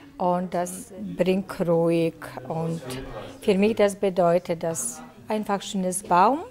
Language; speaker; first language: German; non-native, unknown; Polish